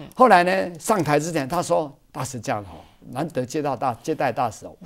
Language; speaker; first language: Chinese; native; Chinese